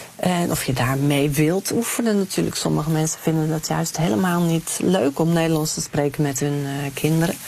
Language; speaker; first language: Dutch; native; Dutch